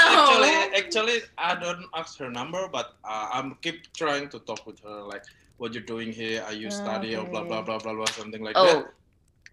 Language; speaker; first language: English; non-native, learner; Indonesian